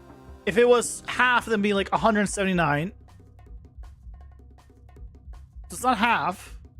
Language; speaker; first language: English; native; English